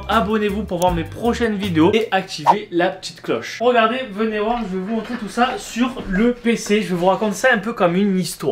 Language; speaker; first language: French; native; French